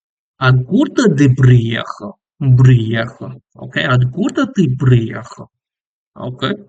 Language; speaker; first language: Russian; non-native, learner; English